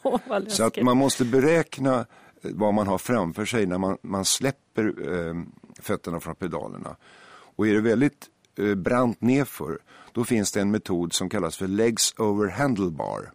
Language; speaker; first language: Swedish; native; Swedish